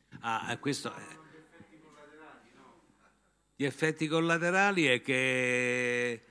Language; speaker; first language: Italian; native; Italian